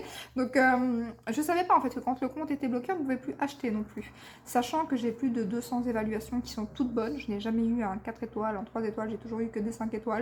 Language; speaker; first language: French; native; French